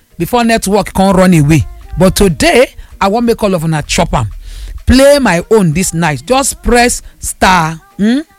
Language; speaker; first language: Nigerian Pidgin; non-native, local second language; Yoruba